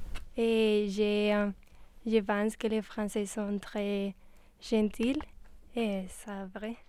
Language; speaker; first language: French; non-native, learner; Spanish